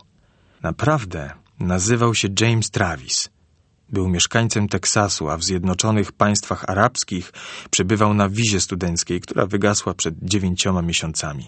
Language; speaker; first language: Polish; native; Polish